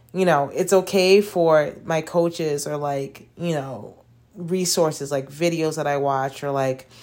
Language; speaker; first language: English; native; English